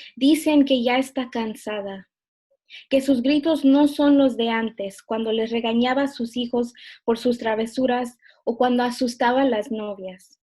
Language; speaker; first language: Spanish; early bilingual, other home language; English